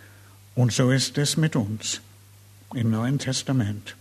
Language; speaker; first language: German; non-native, fluent; English